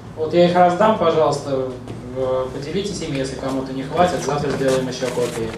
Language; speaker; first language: Russian; native; Russian